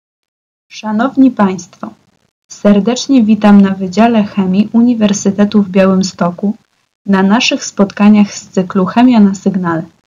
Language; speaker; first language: Polish; native; Polish